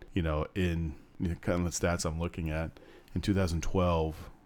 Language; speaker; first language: English; native; English